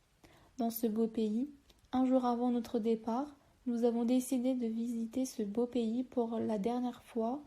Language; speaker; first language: French; non-native, learner; Turkish